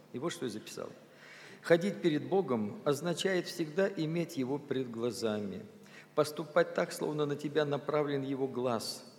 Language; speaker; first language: Russian; native; Russian